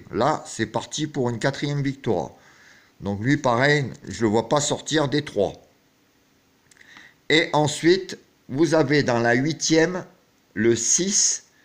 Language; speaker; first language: French; native; French